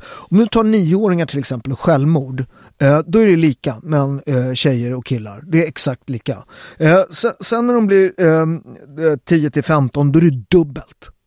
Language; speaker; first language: Swedish; early bilingual, other home language; Italian